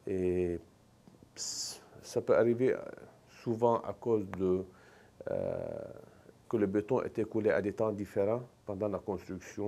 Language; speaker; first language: French; non-native, local second language; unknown